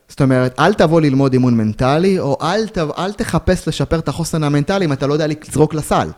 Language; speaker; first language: Hebrew; native; Hebrew